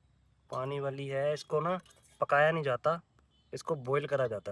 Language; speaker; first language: Hindi; non-native, local second language; Punjabi